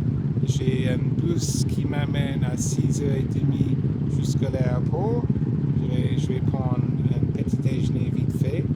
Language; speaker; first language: French; non-native, fluent; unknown